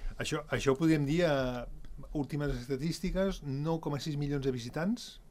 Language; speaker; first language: Catalan; native; Catalan